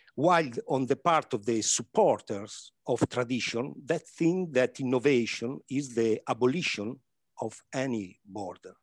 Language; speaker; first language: English; non-native, learner; Italian